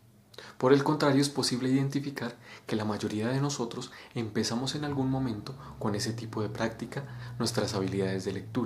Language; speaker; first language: Spanish; native; Spanish